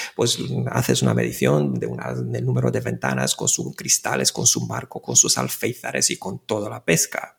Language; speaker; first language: Spanish; non-native, fluent; Romanian